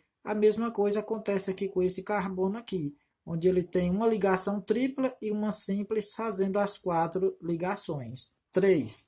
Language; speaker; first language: Portuguese; native; Portuguese